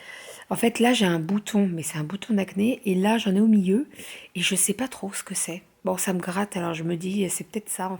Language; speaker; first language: French; native; French